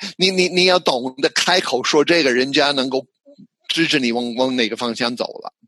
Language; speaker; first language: Chinese; non-native, fluent; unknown